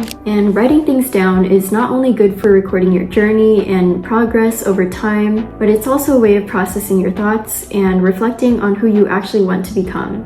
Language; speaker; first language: English; native; English